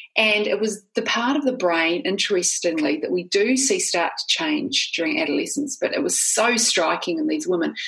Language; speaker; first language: English; native; English